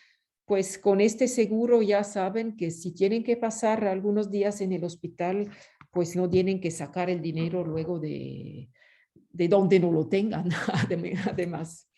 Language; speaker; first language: Spanish; non-native, fluent; French